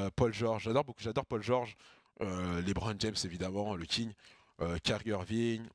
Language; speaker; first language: French; native; French